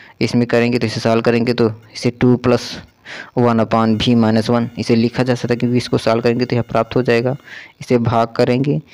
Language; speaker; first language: Hindi; native; Hindi